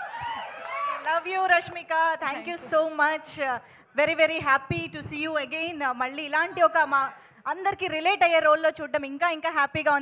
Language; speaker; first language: Telugu; native; Telugu